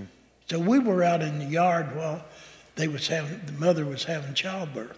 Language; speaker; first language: English; native; English